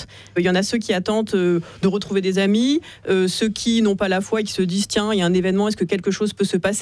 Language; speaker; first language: French; native; French